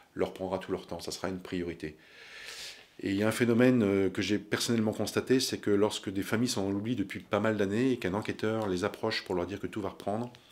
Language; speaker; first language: French; native; French